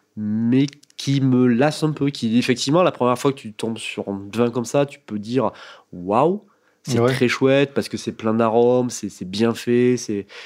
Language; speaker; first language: French; native; French